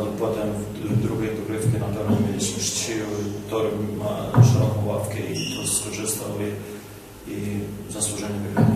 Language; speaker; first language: Polish; non-native, fluent; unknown